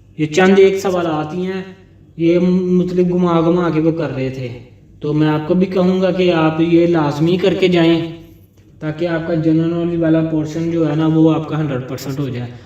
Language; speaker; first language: Urdu; non-native, local second language; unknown